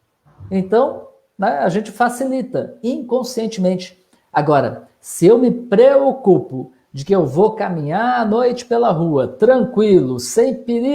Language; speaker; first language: Portuguese; native; Portuguese